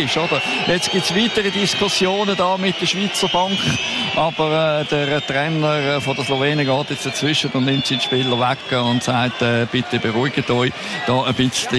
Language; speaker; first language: German; native; German